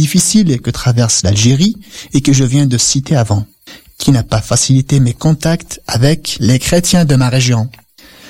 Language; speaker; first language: French; non-native, local second language; Kabyle